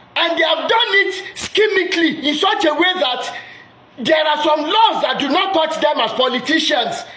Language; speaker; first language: English; non-native, local second language; Yoruba